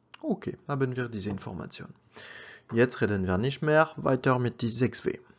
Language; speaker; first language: German; non-native, learner; French